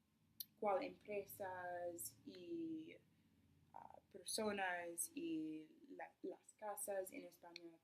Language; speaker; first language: Spanish; non-native, learner; English